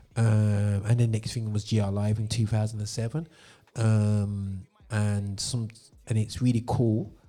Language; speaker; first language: English; native; English